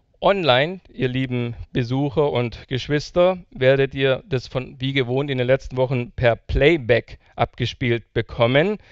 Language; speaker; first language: German; native; German